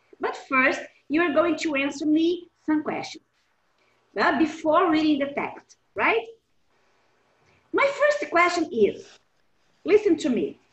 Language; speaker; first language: English; non-native, fluent; Portuguese